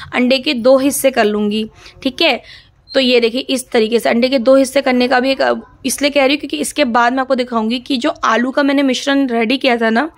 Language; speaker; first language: Hindi; non-native, local second language; Assamese